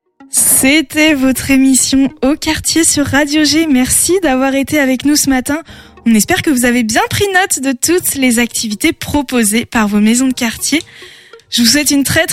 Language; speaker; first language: French; native; French